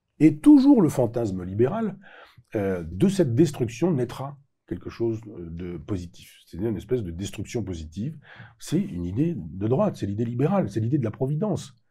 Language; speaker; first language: French; native; French